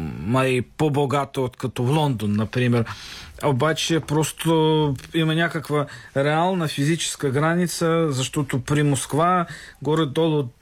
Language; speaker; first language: Bulgarian; non-native, fluent; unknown